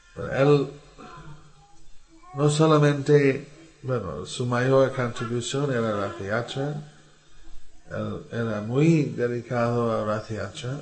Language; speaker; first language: Spanish; non-native, learner; English